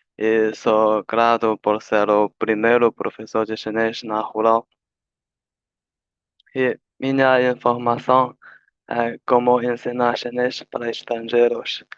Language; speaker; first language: Portuguese; non-native, learner; Chinese